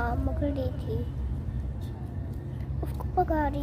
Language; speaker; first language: Hindi; native; Hindi